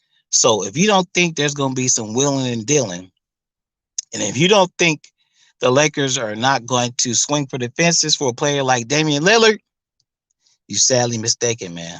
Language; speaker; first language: English; native; English